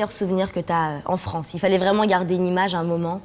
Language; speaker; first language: French; native; French